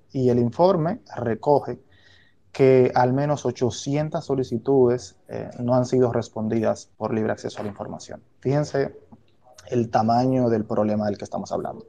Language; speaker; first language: Spanish; native; Spanish